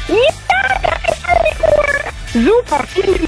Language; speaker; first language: German; native; German